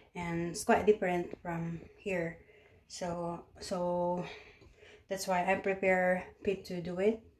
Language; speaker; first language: English; non-native, local second language; Filipino